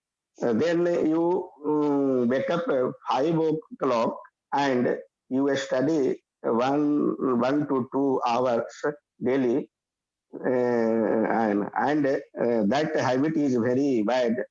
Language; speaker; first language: English; non-native, learner; Hindi